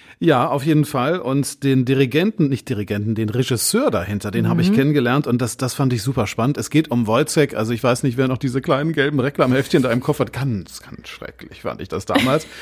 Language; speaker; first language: German; native; German